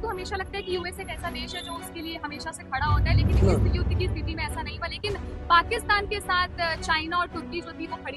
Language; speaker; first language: Hindi; native; Hindi